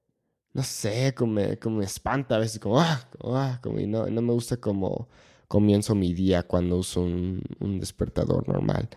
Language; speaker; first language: Spanish; non-native, fluent; English